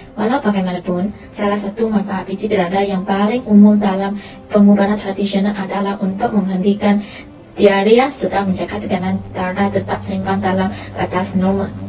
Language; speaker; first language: Malay; non-native, local second language; Chinese